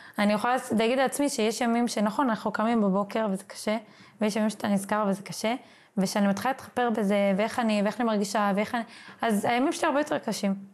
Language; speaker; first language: Hebrew; early bilingual, other home language; English